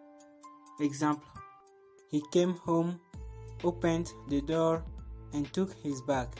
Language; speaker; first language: English; non-native, fluent; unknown